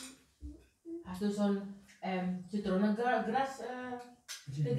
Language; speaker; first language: German; non-native, learner; Indonesian